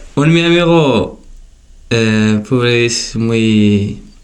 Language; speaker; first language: Spanish; non-native, learner; Tachelhit